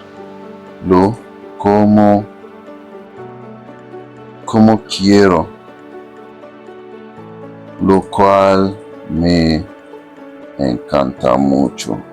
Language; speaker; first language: Spanish; non-native, fluent; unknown